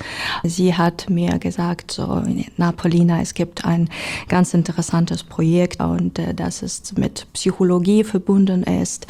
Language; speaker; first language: German; non-native, learner; Ukrainian